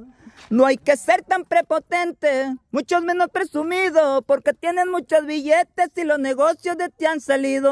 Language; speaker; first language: Spanish; native; Spanish